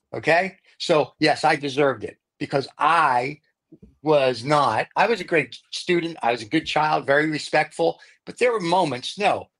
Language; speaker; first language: English; native; English